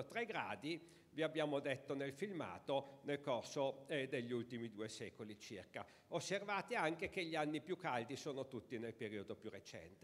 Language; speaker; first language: Italian; native; Italian